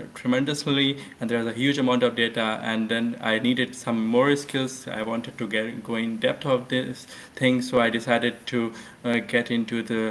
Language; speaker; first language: English; non-native, local second language; Hindi